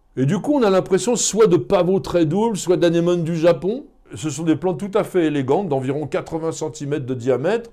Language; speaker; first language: French; native; French